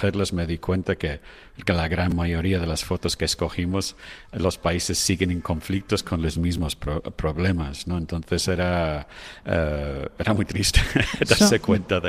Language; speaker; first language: Spanish; non-native, fluent; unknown